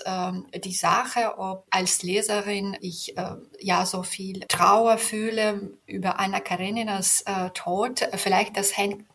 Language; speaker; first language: German; non-native, fluent; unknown